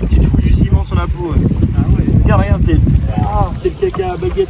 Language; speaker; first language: French; native; French